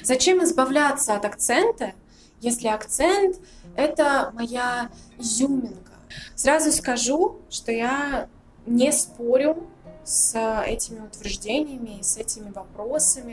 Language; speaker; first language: Russian; native; Russian